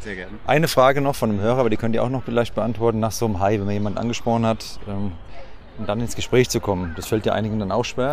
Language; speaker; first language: German; native; German